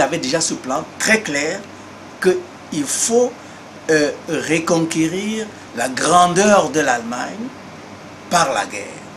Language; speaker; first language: French; non-native, local second language; Duala